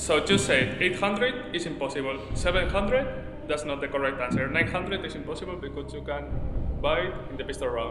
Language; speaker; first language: English; non-native, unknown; Spanish